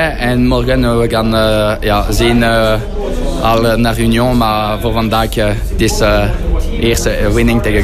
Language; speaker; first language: Dutch; non-native, fluent; French